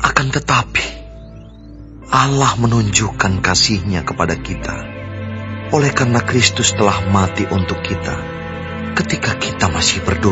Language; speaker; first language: Indonesian; native; Indonesian